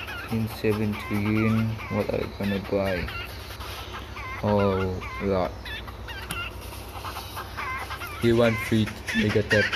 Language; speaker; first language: English; non-native, learner; Indonesian